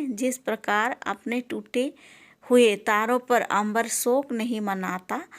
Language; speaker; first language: Hindi; non-native, local second language; Assamese